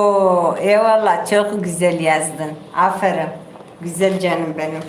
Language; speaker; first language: Turkish; non-native, local second language; Kurdish